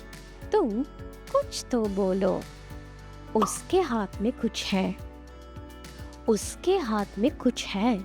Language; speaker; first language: Hindi; non-native, fluent; Sinhala